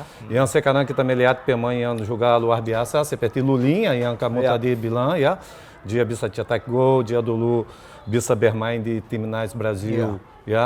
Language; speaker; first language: Indonesian; non-native, fluent; Portuguese